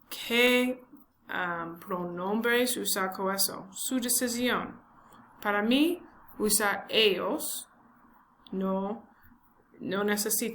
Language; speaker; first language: Spanish; non-native, learner; English